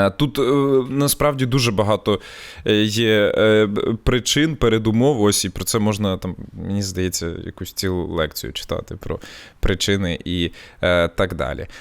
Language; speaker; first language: Ukrainian; non-native, local second language; Russian